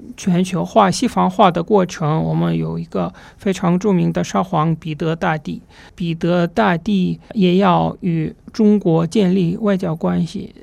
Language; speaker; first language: Chinese; non-native, fluent; Russian